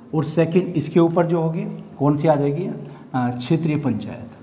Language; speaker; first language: Hindi; native; Hindi